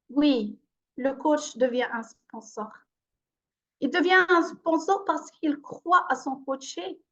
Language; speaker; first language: French; non-native, local second language; Arabic